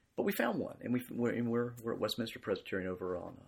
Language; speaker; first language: English; native; English